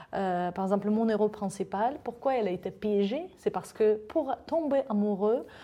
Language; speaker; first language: French; non-native, fluent; Russian